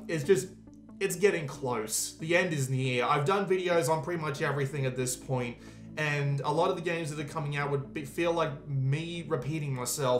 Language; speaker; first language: English; native; English